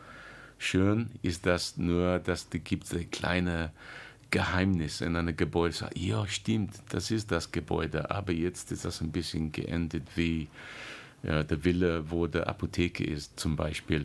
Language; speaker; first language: German; non-native, learner; English